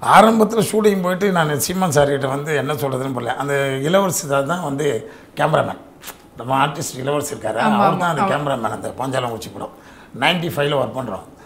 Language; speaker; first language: Tamil; native; Tamil